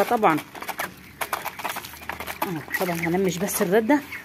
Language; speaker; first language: Arabic; native; Arabic